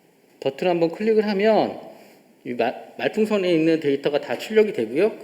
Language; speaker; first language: Korean; native; Korean